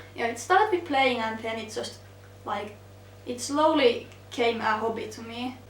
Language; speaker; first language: English; non-native, fluent; Finnish